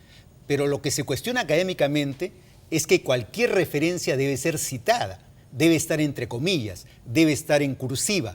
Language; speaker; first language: Spanish; native; Spanish